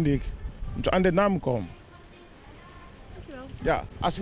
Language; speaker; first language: Dutch; non-native, learner; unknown